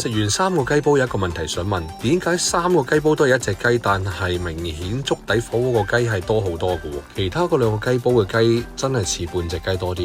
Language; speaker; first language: Cantonese; native; Cantonese